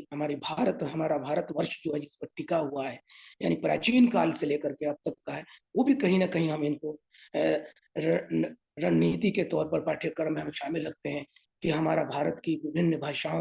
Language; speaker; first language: Hindi; native; Hindi